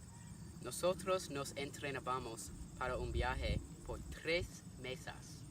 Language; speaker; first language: Spanish; non-native, learner; English